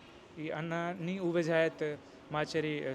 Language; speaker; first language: Russian; non-native, learner; Hindi